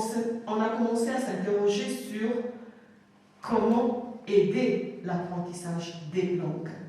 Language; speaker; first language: French; non-native, fluent; Italian